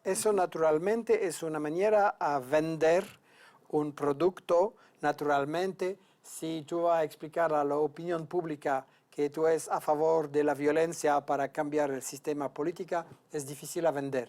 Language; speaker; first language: Spanish; non-native, fluent; French